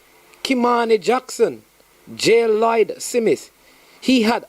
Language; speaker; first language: English; non-native, local second language; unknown